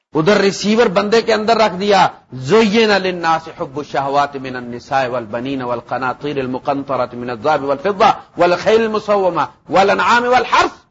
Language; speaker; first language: Urdu; non-native, local second language; Punjabi